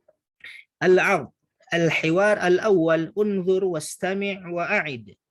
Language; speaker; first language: Arabic; non-native, fluent; Indonesian